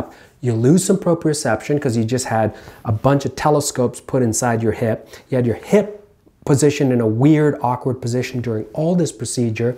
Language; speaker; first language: English; native; English